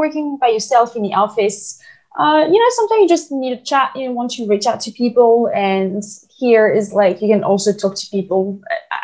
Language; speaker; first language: English; non-native, fluent; French